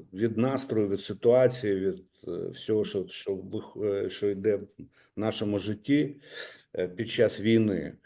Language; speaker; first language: Ukrainian; native; Ukrainian